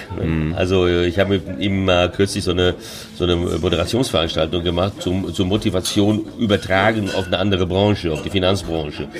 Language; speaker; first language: German; early bilingual, other home language; Hungarian